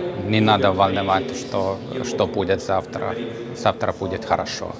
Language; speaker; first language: Russian; non-native, learner; Finnish